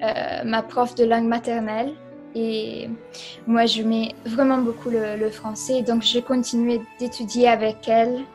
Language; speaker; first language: French; non-native, fluent; Italian